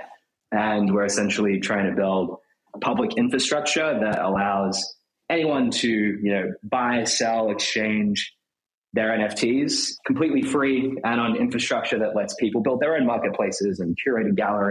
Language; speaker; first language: English; native; English